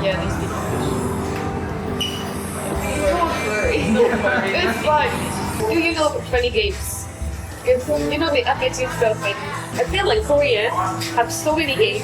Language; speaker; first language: English; non-native, fluent; French